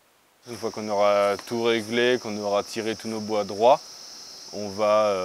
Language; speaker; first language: French; native; French